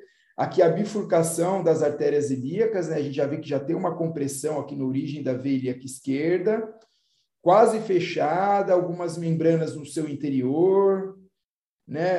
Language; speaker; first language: Portuguese; native; Portuguese